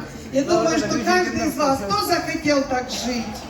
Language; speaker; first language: Russian; native; Russian